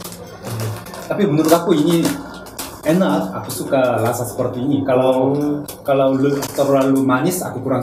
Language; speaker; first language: Indonesian; non-native, learner; Korean